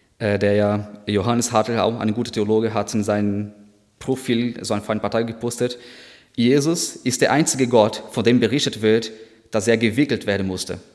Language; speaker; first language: German; non-native, fluent; Portuguese